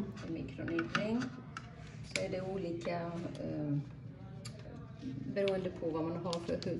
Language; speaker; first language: Swedish; non-native, fluent; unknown